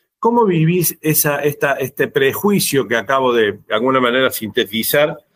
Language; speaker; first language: Spanish; native; Spanish